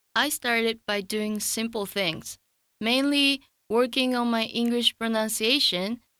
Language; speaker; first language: English; non-native, fluent; Japanese